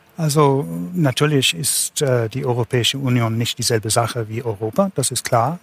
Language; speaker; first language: German; non-native, fluent; English